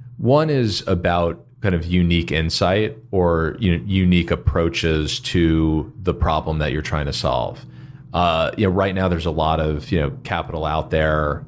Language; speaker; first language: English; native; English